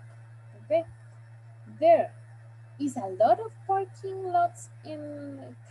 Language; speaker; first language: English; non-native, fluent; Spanish